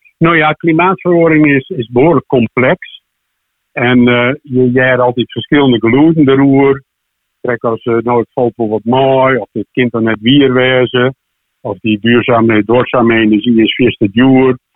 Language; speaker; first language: Dutch; non-native, local second language; Western Frisian